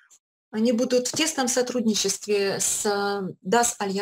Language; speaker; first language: Russian; native; Russian